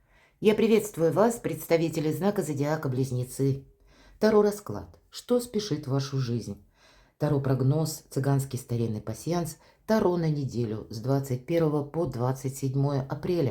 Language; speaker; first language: Russian; native; Russian